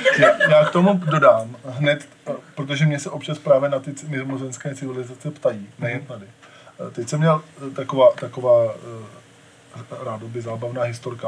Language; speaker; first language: Czech; native; Czech